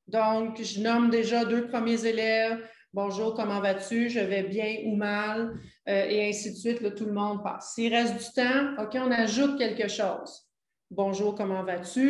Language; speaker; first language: French; native; French